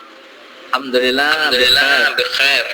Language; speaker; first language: Arabic; non-native, fluent; Indonesian